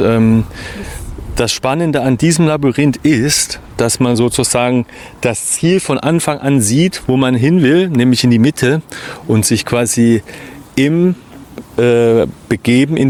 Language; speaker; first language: German; native; German